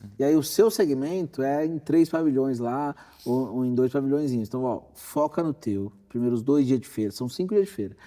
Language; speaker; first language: Portuguese; native; Portuguese